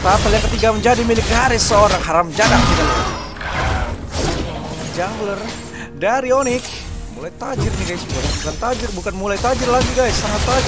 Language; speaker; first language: Indonesian; native; Indonesian